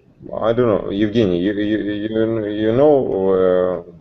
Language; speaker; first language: English; non-native, learner; Russian